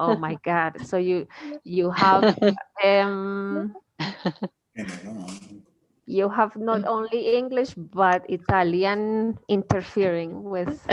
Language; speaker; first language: English; non-native, fluent; Spanish